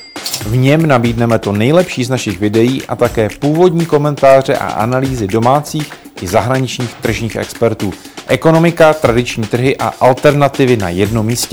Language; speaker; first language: Czech; native; Czech